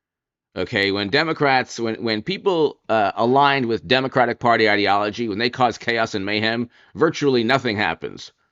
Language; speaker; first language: English; native; English